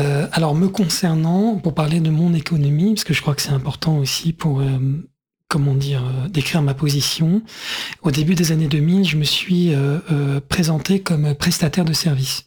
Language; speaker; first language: French; native; French